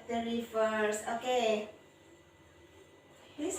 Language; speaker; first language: English; non-native, learner; Indonesian